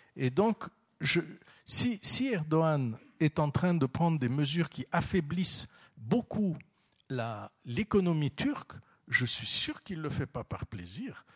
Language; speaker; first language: French; early bilingual, other home language; Turkish